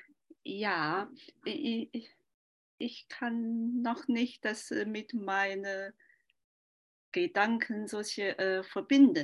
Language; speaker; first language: German; non-native, learner; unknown